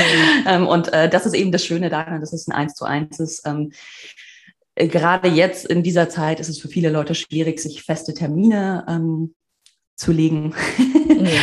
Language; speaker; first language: German; native; German